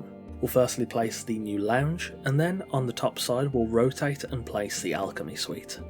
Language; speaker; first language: English; native; English